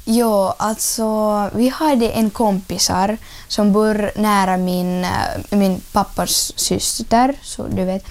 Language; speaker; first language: Swedish; early bilingual, other home language; Russian